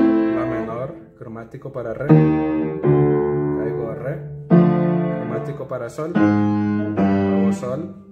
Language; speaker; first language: Spanish; native; Spanish